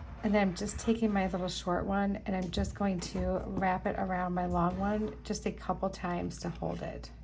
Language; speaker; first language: English; native; English